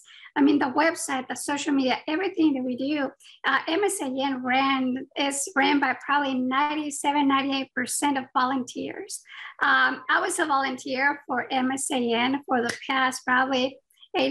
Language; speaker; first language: English; non-native, fluent; Spanish